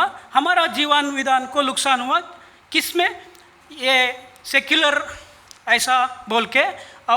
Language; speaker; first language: Hindi; non-native, local second language; Kannada